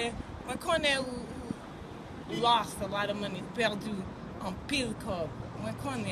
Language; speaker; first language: Haitian Creole; early bilingual, heritage; English